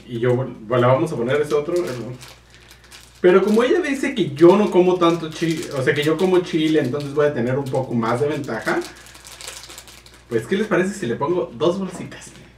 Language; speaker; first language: Spanish; native; Spanish